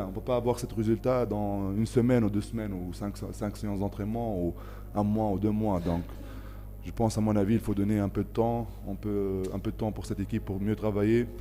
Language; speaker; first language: French; non-native, local second language; Arabic